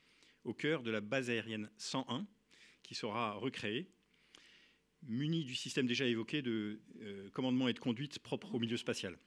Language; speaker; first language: French; native; French